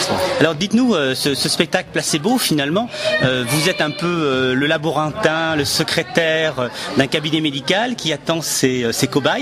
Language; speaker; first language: French; native; French